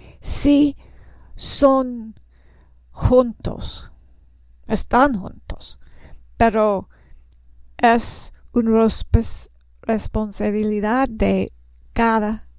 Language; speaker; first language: Spanish; non-native, learner; English